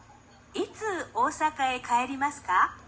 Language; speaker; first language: Japanese; non-native, learner; Filipino